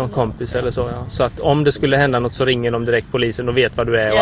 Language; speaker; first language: Swedish; native; Swedish